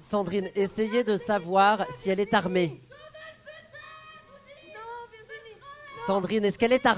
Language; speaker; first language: French; native; French